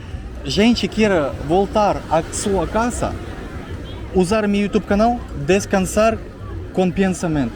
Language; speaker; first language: Portuguese; non-native, learner; Russian